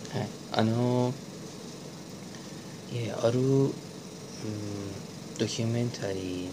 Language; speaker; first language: Japanese; non-native, learner; Persian